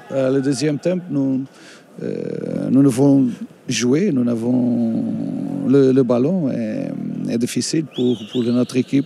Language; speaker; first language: French; non-native, learner; Portuguese